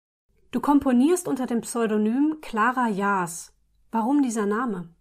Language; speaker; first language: German; native; German